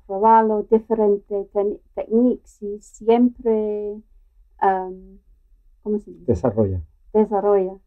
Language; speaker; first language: Spanish; non-native, learner; English